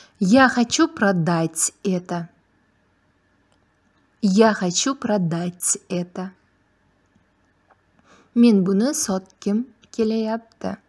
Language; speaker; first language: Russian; non-native, fluent; Uzbek